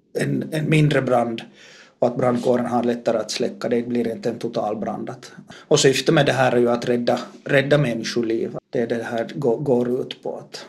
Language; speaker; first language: Swedish; native; Swedish